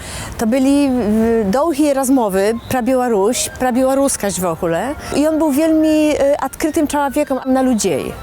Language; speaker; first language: Polish; non-native, local second language; Belarusian